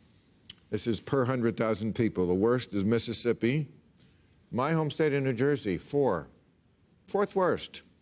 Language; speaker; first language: English; native; English